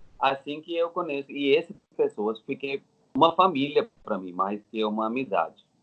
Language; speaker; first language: Portuguese; non-native, learner; Telugu